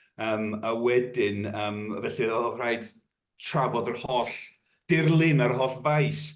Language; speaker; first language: Welsh; non-native, fluent; English